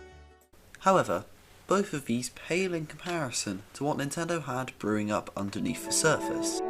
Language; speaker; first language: English; native; English